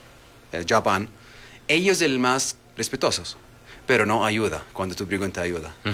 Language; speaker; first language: Spanish; non-native, learner; Arabic